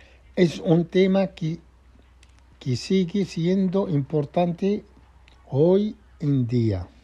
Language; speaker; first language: Spanish; non-native, fluent; Arabic